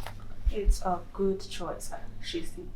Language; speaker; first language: English; non-native, learner; Japanese